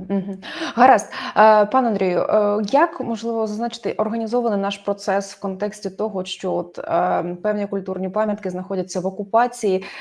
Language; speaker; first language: Ukrainian; native; Ukrainian